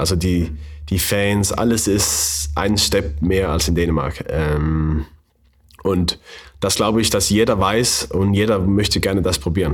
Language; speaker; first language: German; non-native, fluent; Danish